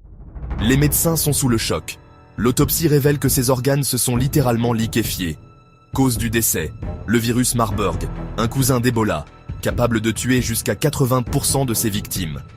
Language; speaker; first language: French; native; French